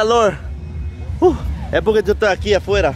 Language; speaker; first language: Spanish; early bilingual, heritage; English